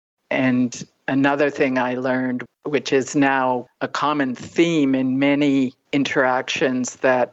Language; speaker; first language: English; native; English